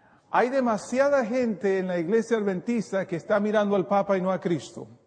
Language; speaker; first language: Spanish; native; Spanish